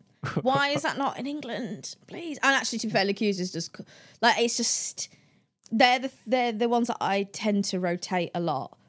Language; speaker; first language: English; native; English